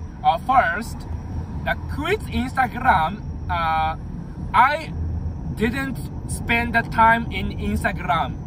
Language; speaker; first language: English; non-native, learner; Japanese